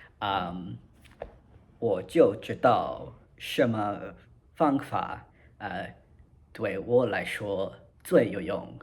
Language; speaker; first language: Chinese; non-native, learner; English